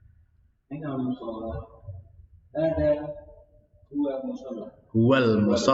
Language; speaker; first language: Arabic; non-native, fluent; Indonesian